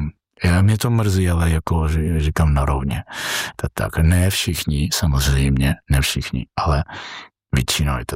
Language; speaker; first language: Czech; non-native, learner; Georgian